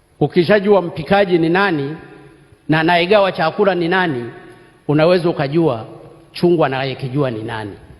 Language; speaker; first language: Swahili; non-native, local second language; Sukuma